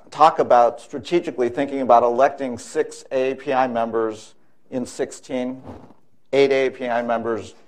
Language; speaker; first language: English; native; English